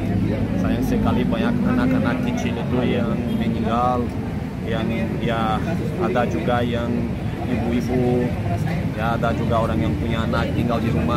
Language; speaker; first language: Indonesian; non-native, fluent; Portuguese